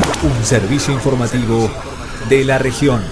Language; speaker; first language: Spanish; native; Spanish